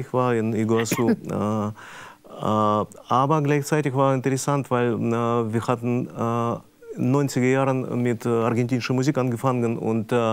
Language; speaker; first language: German; non-native, fluent; Russian